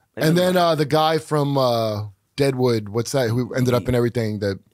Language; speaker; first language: English; native; English